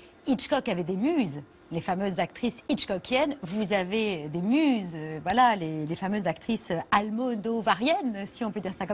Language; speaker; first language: French; native; French